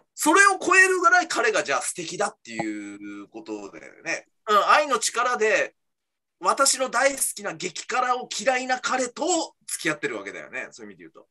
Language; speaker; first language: Japanese; native; Japanese